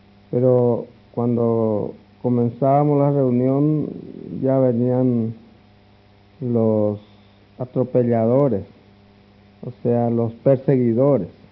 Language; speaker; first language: Spanish; non-native, local second language; Guarani